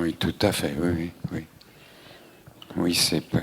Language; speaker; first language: French; non-native, local second language; German